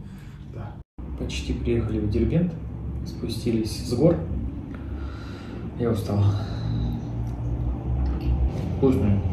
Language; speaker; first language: Russian; native; Russian